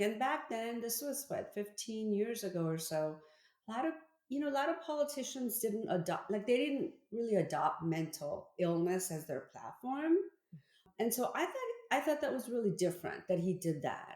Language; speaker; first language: English; early bilingual, other home language; Korean